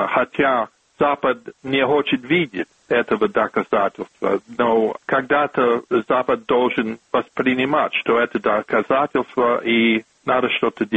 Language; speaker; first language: Russian; non-native, fluent; English